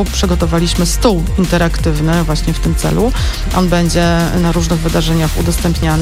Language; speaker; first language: Polish; native; Polish